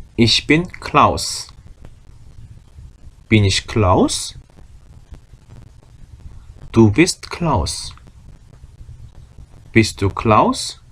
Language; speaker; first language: German; non-native, fluent; Korean